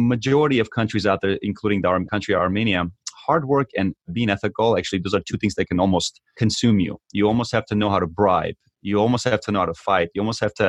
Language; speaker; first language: English; early bilingual, other home language; Armenian